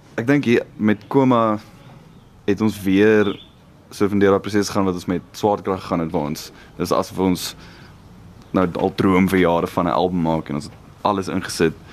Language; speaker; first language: Afrikaans; native; Afrikaans